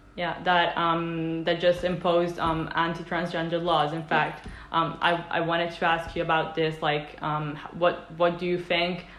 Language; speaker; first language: English; non-native, fluent; Italian